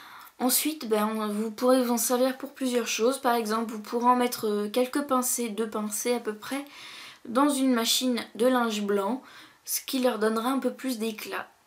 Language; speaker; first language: French; native; French